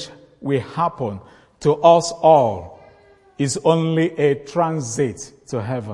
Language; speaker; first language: English; non-native, local second language; Igbo